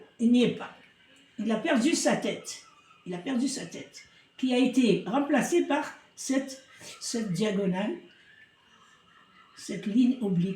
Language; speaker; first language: French; non-native, local second language; Arabic